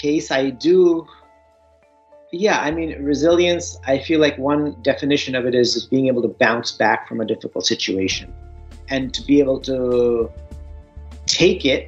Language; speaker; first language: English; early bilingual, other home language; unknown